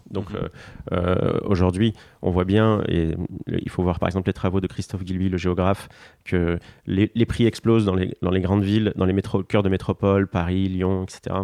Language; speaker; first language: French; non-native, local second language; Arabic